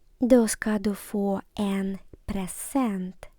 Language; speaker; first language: Swedish; non-native, fluent; Ukrainian